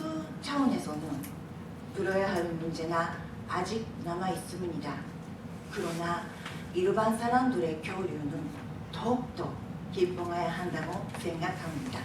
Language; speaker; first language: Korean; non-native, fluent; Japanese